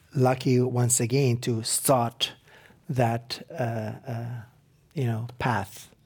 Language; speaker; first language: English; non-native, fluent; Arabic